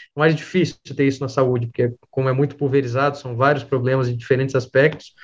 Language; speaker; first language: Portuguese; native; Portuguese